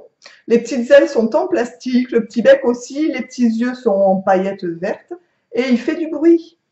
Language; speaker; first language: French; native; French